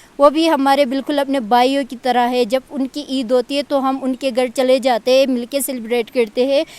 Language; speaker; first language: Urdu; non-native, local second language; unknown